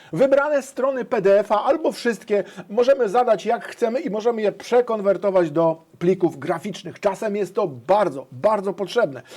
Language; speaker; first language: Polish; native; Polish